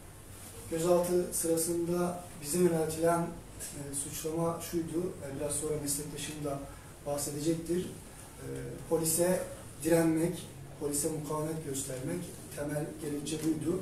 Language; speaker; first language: Turkish; native; Turkish